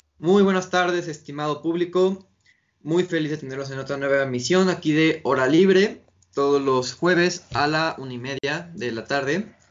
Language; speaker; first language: Spanish; native; Spanish